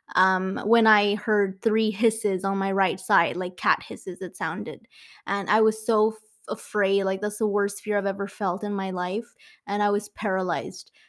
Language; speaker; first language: English; non-native, fluent; Spanish